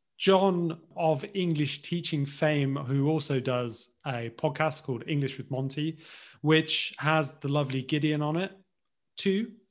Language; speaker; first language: English; native; English